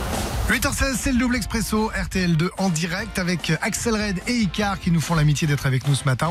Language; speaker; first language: French; native; French